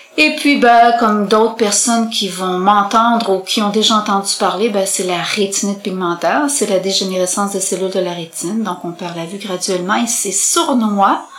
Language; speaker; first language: French; native; French